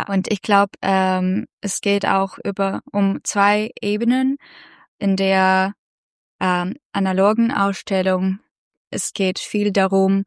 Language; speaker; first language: German; non-native, fluent; Russian